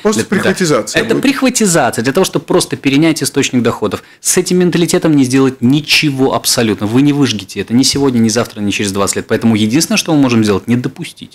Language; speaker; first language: Russian; native; Russian